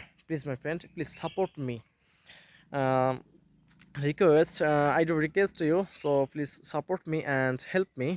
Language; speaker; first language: English; non-native, learner; Bangla